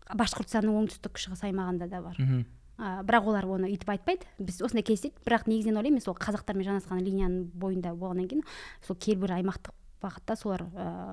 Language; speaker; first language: Kazakh; native; Kazakh